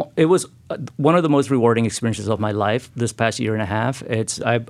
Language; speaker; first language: English; non-native, fluent; Spanish